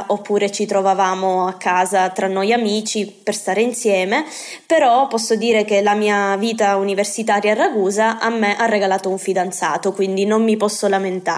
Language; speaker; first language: Italian; native; Italian